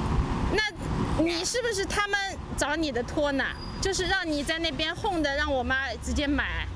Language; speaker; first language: Chinese; native; Chinese